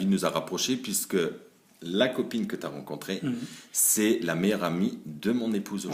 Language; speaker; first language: French; native; French